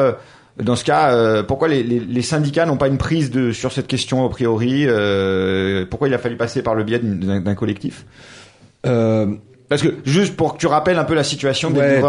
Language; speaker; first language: French; native; French